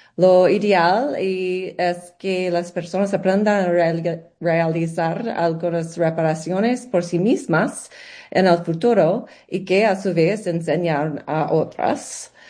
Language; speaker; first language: Spanish; non-native, learner; English